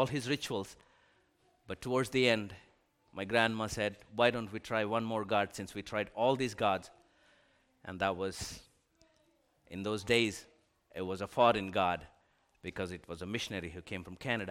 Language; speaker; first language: English; non-native, local second language; Telugu